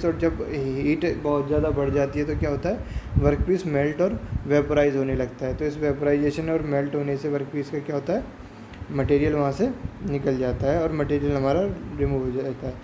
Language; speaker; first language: Hindi; native; Hindi